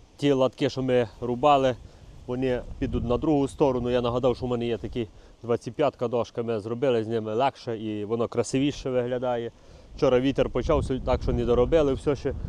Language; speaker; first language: Ukrainian; native; Ukrainian